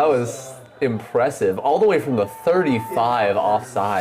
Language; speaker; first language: English; native; English